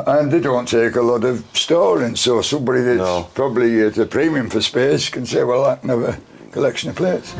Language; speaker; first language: English; native; English